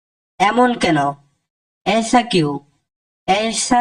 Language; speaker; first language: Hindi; non-native, fluent; Bangla